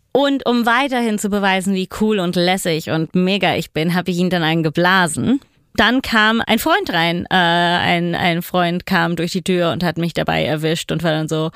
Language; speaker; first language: German; non-native, fluent; Italian